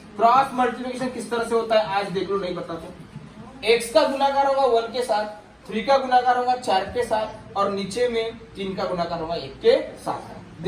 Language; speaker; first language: Hindi; non-native, local second language; Marathi